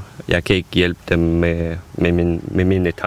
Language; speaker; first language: Danish; non-native, fluent; Ukrainian